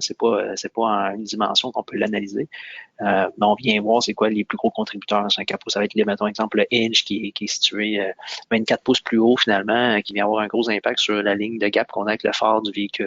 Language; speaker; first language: French; native; French